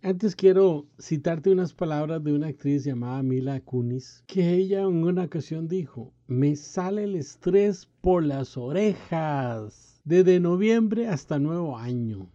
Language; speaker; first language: Spanish; native; Spanish